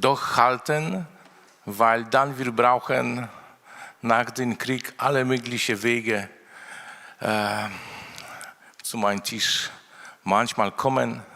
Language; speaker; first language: German; non-native, fluent; Polish